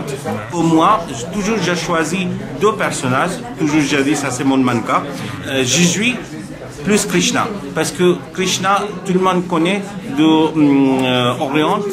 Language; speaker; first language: French; non-native, learner; Bangla